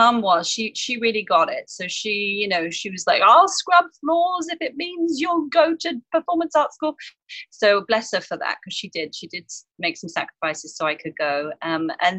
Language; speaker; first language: English; native; English